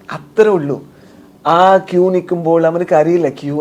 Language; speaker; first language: Malayalam; non-native, local second language; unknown